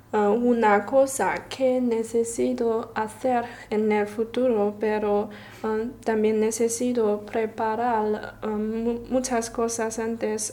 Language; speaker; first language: Spanish; non-native, learner; Chinese